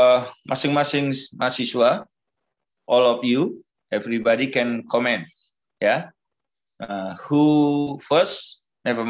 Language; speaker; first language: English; non-native, learner; Indonesian